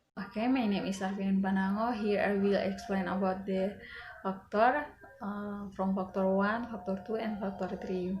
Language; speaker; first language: English; non-native, learner; Indonesian